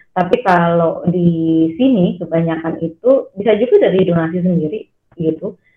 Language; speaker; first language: Indonesian; native; Indonesian